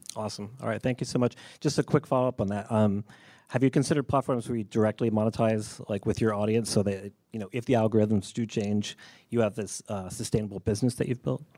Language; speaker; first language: English; native; English